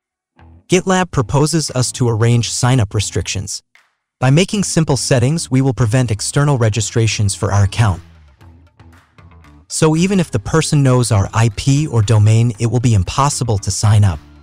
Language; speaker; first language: English; non-native, fluent; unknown